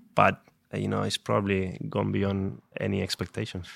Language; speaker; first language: English; non-native, fluent; Spanish